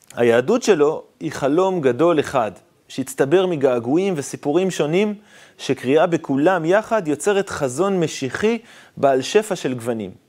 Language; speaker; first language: Hebrew; native; Hebrew